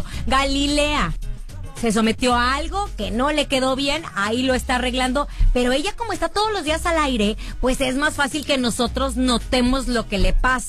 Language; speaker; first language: Spanish; native; Spanish